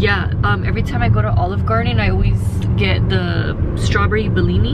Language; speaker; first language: English; early bilingual, other home language; Spanish